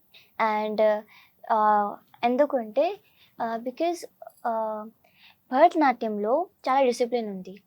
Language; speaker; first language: Telugu; non-native, learner; Hindi